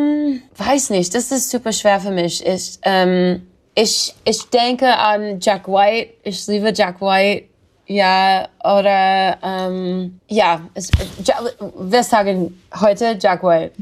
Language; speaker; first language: German; non-native, learner; English